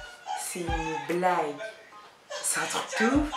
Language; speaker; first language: French; native; French